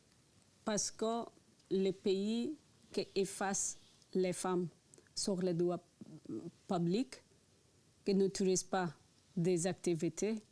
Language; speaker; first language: French; non-native, learner; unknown